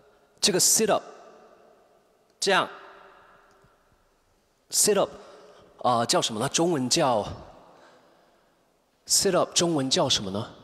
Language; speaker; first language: Chinese; non-native, fluent; English